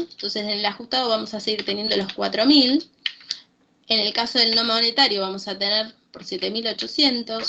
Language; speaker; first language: Spanish; native; Spanish